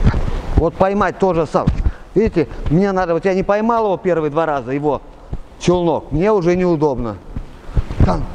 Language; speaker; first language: Russian; native; Russian